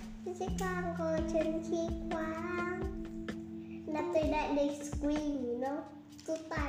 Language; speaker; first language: English; non-native, learner; Indonesian